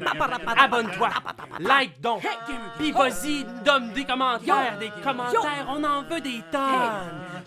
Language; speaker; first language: French; native; French